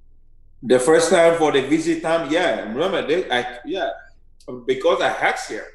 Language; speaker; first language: English; non-native, learner; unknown